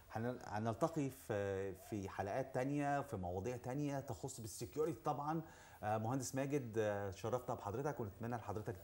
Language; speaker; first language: Arabic; native; Arabic